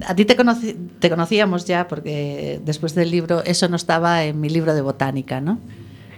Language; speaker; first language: Spanish; native; Spanish